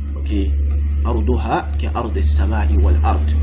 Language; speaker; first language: Arabic; non-native, fluent; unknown